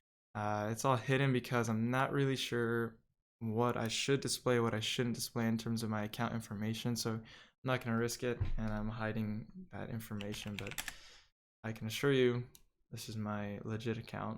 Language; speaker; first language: English; native; English